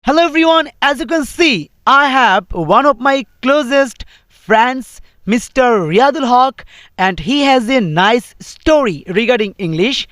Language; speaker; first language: English; non-native, fluent; Bangla